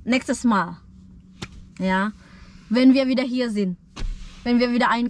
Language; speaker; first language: German; non-native, learner; Indonesian